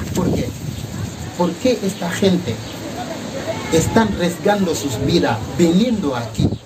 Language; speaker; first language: Spanish; non-native, fluent; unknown